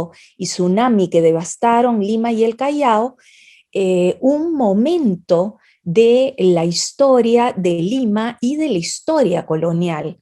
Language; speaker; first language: Spanish; native; Spanish